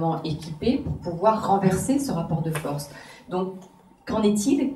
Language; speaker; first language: French; native; French